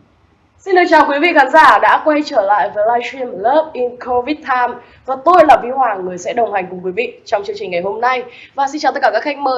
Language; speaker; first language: Vietnamese; native; Vietnamese